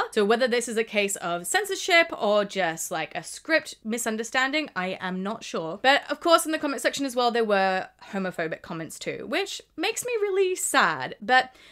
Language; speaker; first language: English; native; English